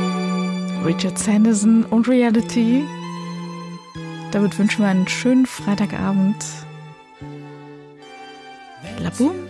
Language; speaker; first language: German; native; German